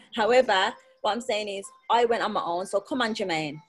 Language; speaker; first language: English; native; English